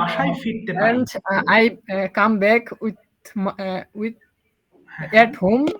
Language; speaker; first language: English; non-native, learner; Bangla